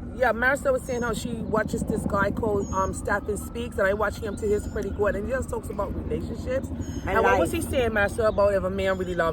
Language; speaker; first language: English; native; English